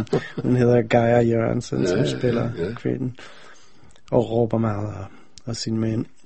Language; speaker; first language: Danish; non-native, fluent; English